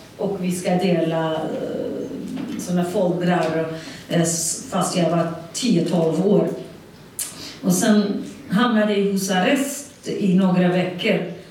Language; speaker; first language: Swedish; non-native, fluent; Central Kurdish